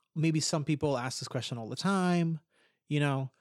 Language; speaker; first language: English; early bilingual, other home language; Ukrainian